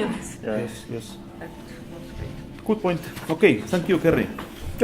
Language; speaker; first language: English; non-native, fluent; Estonian